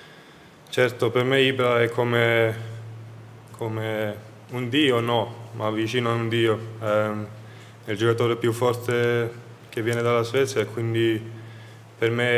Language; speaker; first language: Italian; non-native, fluent; Swedish